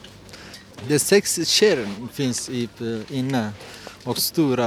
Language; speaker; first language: Swedish; non-native, learner; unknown